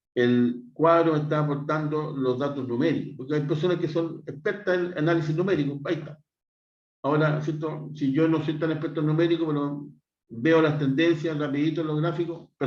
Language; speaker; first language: Spanish; native; Spanish